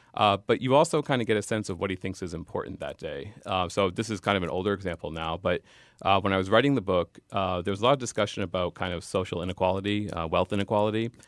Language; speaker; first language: English; native; English